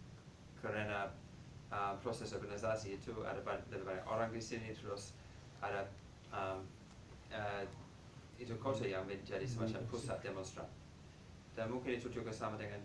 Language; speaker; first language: Indonesian; non-native, fluent; English